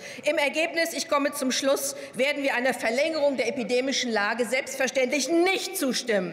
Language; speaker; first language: German; native; German